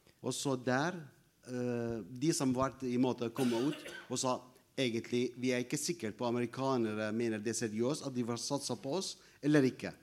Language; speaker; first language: Norwegian; non-native, fluent; Arabic